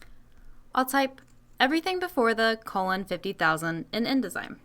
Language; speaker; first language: English; native; English